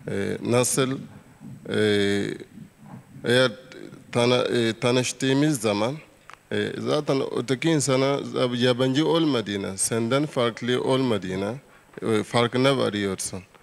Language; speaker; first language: Turkish; non-native, fluent; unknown